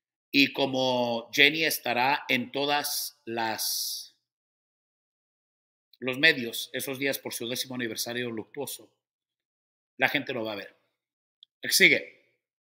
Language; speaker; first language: Spanish; early bilingual, heritage; Spanish